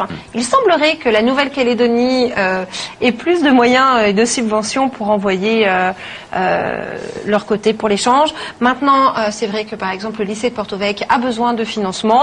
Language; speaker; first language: French; native; French